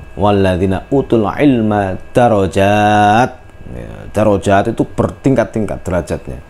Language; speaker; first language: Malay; non-native, local second language; Javanese